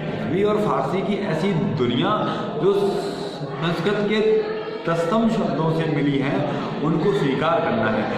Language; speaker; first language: Hindi; native; Hindi